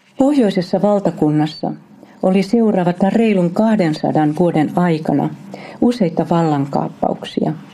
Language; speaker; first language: Finnish; native; Finnish